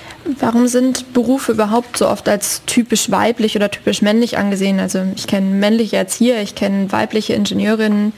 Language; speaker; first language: German; native; German